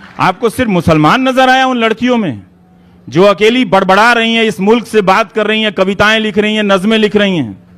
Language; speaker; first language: Hindi; native; Hindi